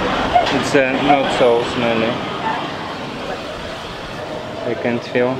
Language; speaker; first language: English; non-native, learner; Russian